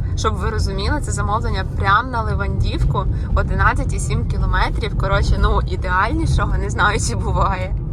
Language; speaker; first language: Ukrainian; non-native, local second language; Russian